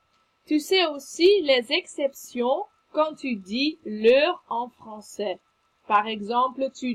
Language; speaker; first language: French; non-native, fluent; Dutch